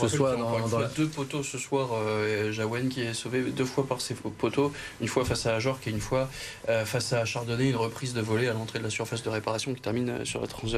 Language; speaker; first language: French; native; French